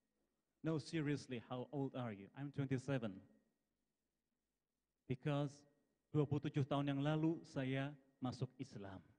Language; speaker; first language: English; non-native, fluent; Indonesian